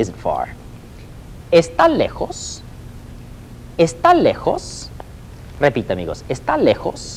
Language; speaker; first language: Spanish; non-native, fluent; English